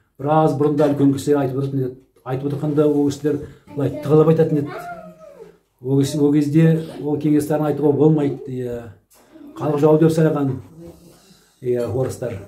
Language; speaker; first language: Kazakh; native; Kazakh